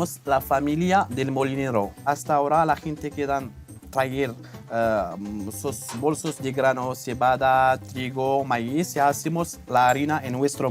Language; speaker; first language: Spanish; non-native, fluent; Berber languages